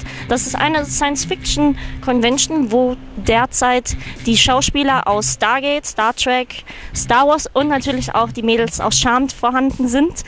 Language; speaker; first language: German; native; German